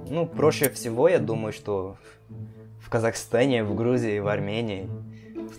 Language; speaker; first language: Russian; non-native, fluent; Portuguese